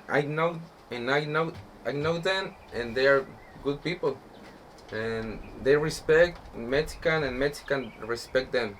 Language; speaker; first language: English; non-native, learner; Spanish